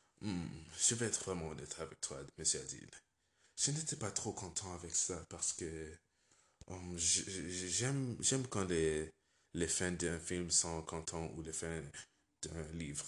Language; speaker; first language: French; non-native, learner; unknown